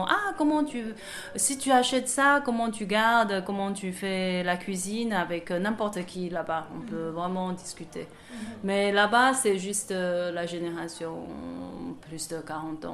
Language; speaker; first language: French; non-native, fluent; Chinese